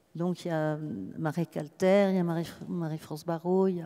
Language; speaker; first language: French; native; French